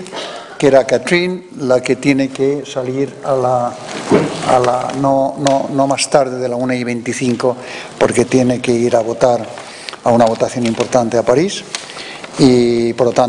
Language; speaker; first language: Spanish; native; Spanish